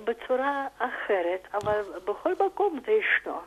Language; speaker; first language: Hebrew; non-native, fluent; Russian